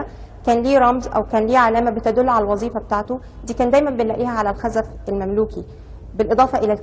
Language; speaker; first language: Arabic; native; Arabic